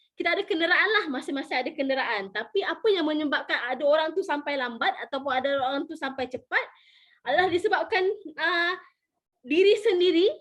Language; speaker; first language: Malay; native; Malay